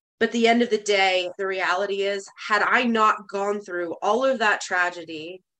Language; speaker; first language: English; native; English